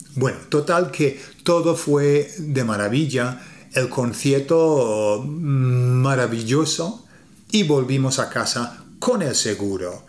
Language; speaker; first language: Spanish; non-native, fluent; English